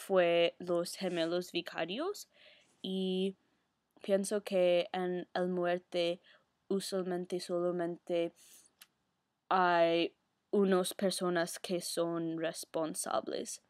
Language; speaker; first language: Spanish; non-native, learner; English